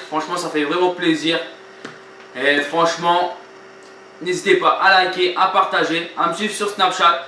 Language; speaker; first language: French; native; French